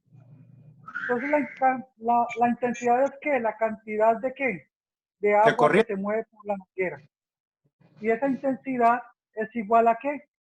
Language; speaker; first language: Spanish; native; Spanish